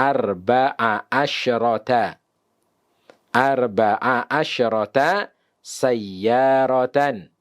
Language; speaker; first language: Arabic; non-native, fluent; Indonesian